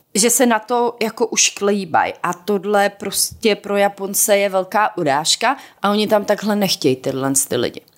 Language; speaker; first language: Czech; native; Czech